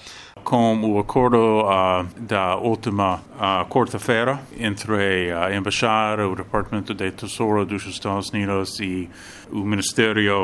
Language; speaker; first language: Portuguese; non-native, learner; English